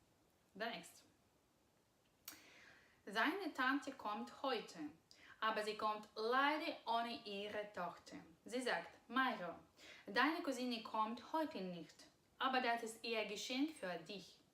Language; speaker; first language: German; non-native, fluent; Russian